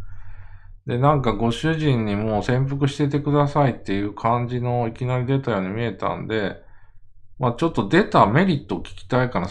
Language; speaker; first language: Japanese; native; Japanese